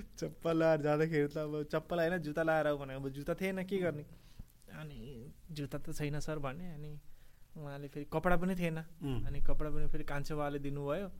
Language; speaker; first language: Nepali; early bilingual, heritage; Nepali